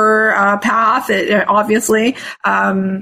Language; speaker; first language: English; non-native, fluent; Italian